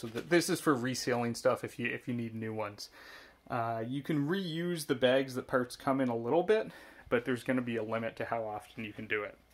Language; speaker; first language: English; native; English